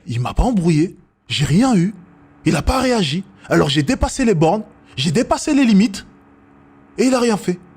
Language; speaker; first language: French; native; French